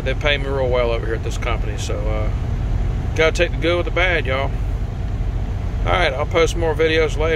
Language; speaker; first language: English; native; English